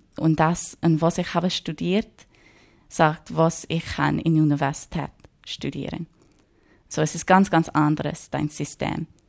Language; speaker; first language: German; non-native, learner; English